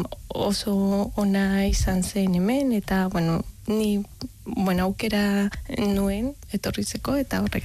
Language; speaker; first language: Basque; non-native, learner; Spanish